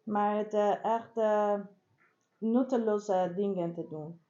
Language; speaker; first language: Dutch; non-native, learner; Persian